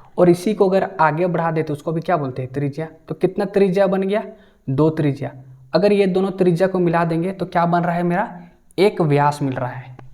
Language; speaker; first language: Hindi; native; Hindi